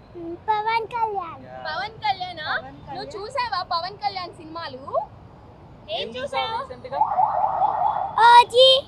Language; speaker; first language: Telugu; native; Telugu